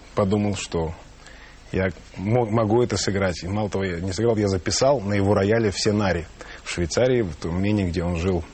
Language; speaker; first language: Russian; native; Russian